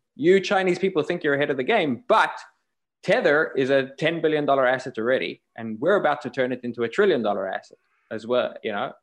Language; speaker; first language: English; native; English